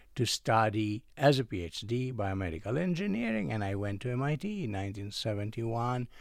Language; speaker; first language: English; non-native, fluent; Greek